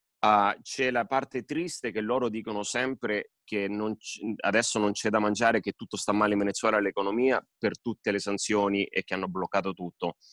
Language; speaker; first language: Italian; early bilingual, heritage; Spanish